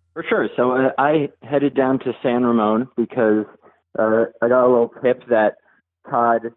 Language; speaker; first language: English; native; English